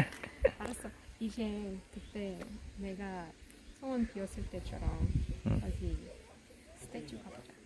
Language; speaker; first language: Korean; non-native, fluent; Russian